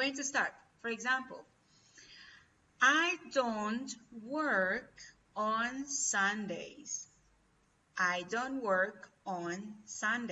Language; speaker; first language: English; non-native, fluent; Spanish